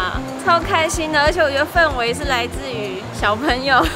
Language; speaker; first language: Chinese; native; Chinese